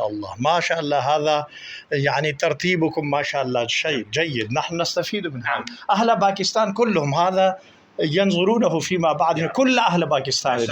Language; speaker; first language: Arabic; non-native, fluent; Pashto